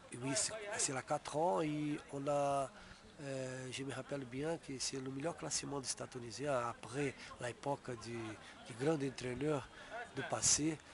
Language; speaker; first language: French; non-native, fluent; Portuguese